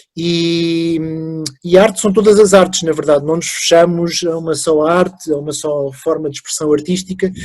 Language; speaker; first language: Portuguese; early bilingual, other home language; French